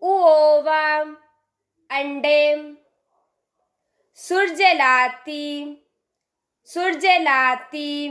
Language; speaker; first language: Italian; non-native, fluent; Urdu